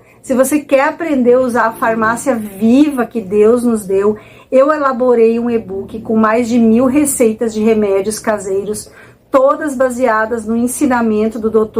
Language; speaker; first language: Portuguese; native; Portuguese